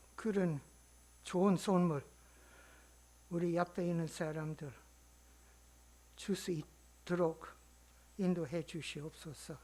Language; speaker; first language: Korean; non-native, learner; English